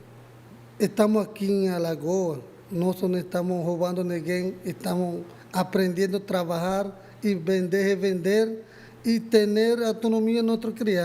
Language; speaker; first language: Portuguese; non-native, learner; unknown